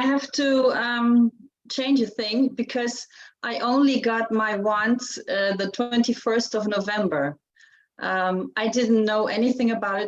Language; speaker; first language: English; non-native, fluent; Dutch